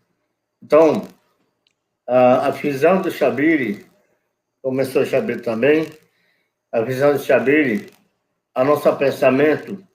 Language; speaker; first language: Portuguese; non-native, local second language; Yanomámi